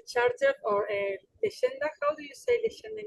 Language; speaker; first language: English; non-native, learner; Spanish